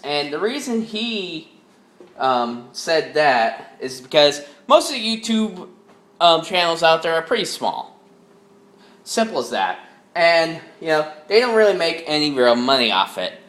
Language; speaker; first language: English; native; English